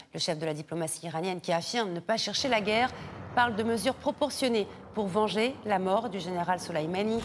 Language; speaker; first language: French; non-native, fluent; Persian